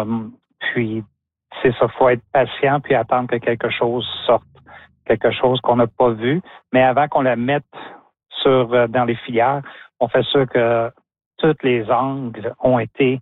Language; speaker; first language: French; native; French